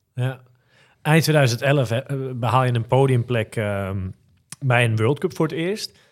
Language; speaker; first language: Dutch; native; Dutch